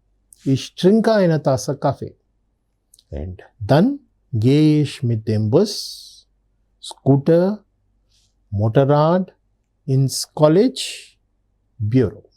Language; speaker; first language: German; non-native, learner; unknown